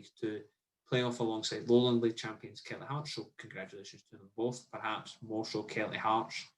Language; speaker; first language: English; native; English